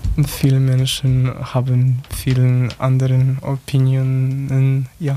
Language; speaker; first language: German; non-native, learner; Polish